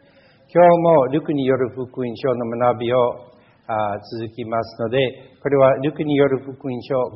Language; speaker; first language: Japanese; non-native, fluent; English